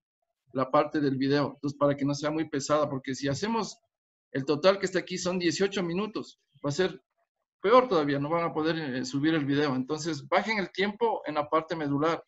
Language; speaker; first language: Spanish; native; Spanish